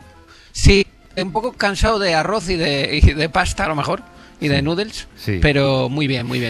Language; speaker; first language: Spanish; native; Spanish